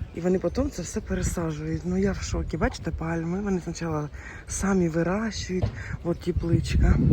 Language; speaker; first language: Ukrainian; non-native, local second language; Russian